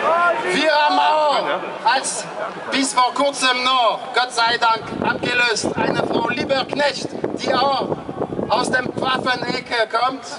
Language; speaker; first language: German; non-native, fluent; French